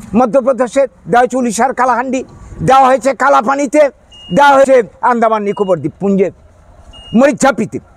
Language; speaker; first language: Bangla; native; Bangla